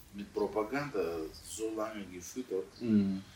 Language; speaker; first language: German; non-native, fluent; Russian